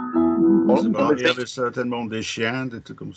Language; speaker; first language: French; non-native, fluent; English